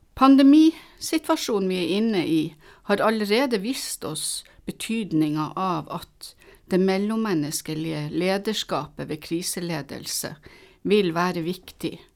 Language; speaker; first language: Norwegian; native; Norwegian